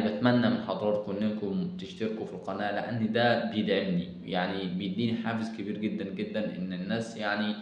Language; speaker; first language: Arabic; native; Arabic